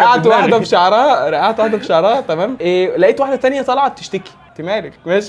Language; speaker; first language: Arabic; native; Arabic